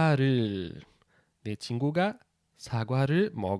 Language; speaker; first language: Korean; non-native, fluent; Portuguese